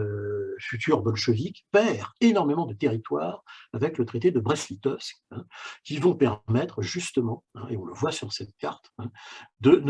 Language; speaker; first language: French; native; French